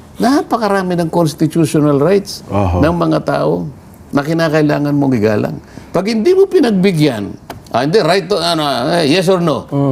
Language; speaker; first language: Filipino; non-native, local second language; Pampanga